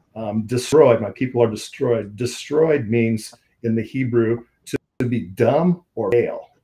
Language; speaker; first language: English; native; English